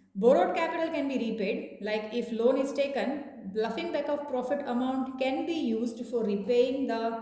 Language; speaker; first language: English; non-native, local second language; Gujarati